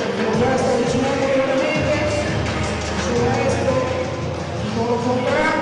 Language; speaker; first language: Italian; native; Italian